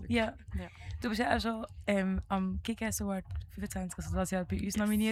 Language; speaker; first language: German; native; German